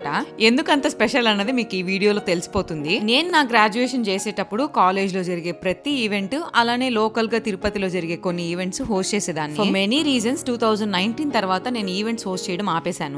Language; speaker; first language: Telugu; native; Telugu